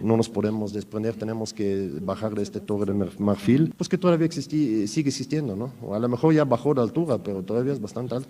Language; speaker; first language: Spanish; native; Spanish